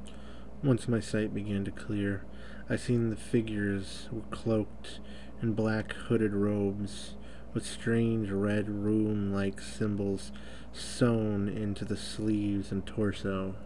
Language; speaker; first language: English; native; English